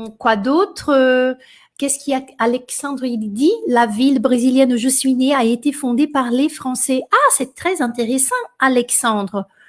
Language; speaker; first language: French; non-native, fluent; Portuguese